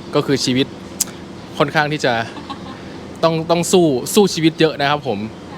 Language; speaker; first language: Thai; native; Thai